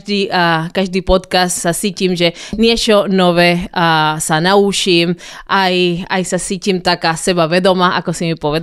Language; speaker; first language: Slovak; non-native, fluent; Spanish